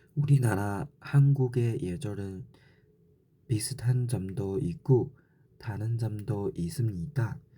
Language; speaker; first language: Korean; non-native, learner; Chinese